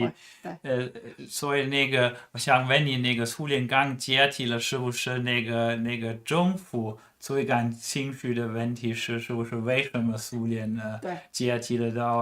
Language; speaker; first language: Chinese; non-native, fluent; German